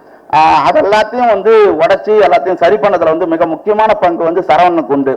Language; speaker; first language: Tamil; native; Tamil